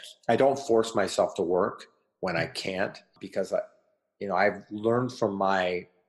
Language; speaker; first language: English; native; English